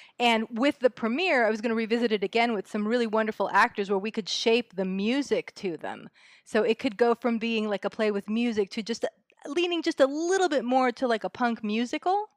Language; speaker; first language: English; early bilingual, other home language; Spanish